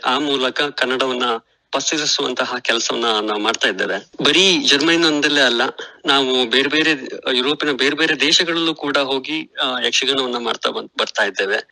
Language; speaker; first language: Kannada; native; Kannada